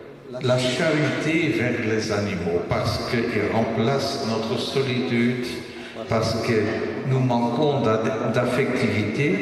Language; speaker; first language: French; non-native, local second language; Dutch